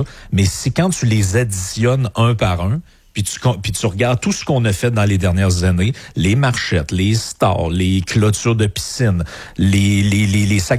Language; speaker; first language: French; native; French